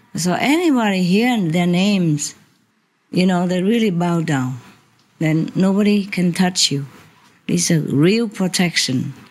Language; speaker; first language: English; non-native, fluent; Vietnamese